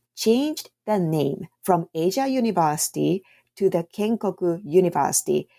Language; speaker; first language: English; non-native, fluent; Japanese